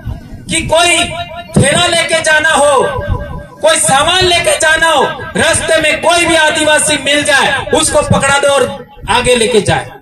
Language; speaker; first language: Hindi; non-native, local second language; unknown